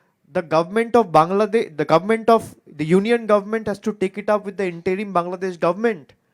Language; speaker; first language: English; non-native, local second language; Bangla